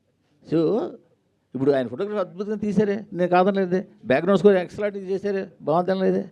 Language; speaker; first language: Telugu; native; Telugu